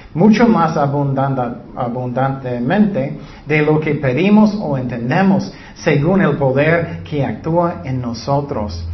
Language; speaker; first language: Spanish; non-native, learner; English